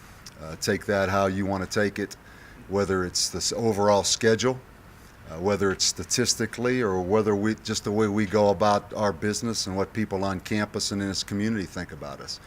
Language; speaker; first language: English; native; English